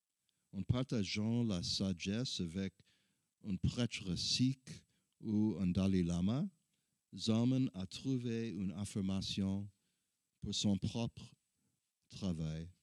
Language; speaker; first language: French; non-native, learner; English